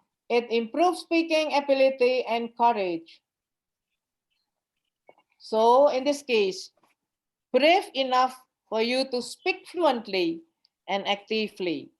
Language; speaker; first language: English; non-native, fluent; Indonesian